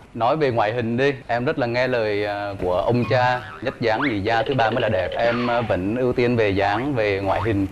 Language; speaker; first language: Vietnamese; native; Vietnamese